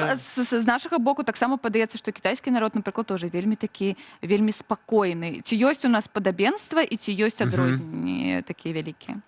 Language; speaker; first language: Belarusian; native; Belarusian